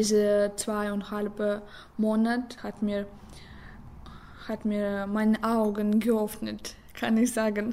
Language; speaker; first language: German; non-native, learner; Russian